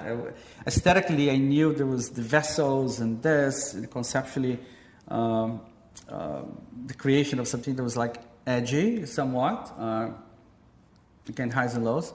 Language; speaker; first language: English; non-native, fluent; Portuguese